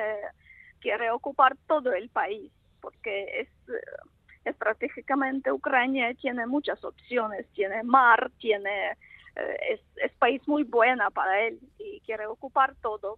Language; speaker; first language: Spanish; non-native, fluent; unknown